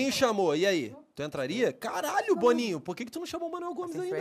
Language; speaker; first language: Portuguese; native; Portuguese